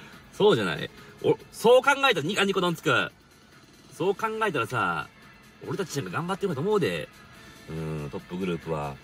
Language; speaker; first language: Japanese; native; Japanese